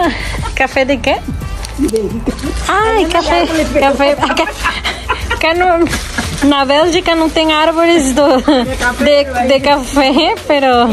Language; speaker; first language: Portuguese; non-native, fluent; Spanish